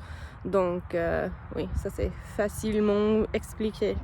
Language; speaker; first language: French; non-native, learner; English